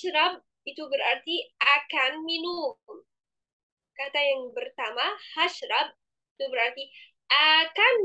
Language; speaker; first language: Indonesian; non-native, fluent; Arabic